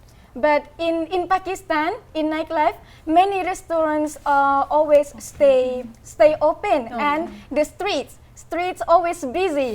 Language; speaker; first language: English; non-native, fluent; Thai